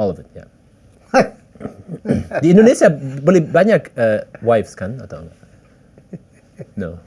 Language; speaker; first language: Indonesian; early bilingual, heritage; English